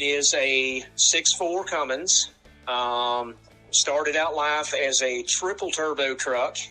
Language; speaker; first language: English; native; English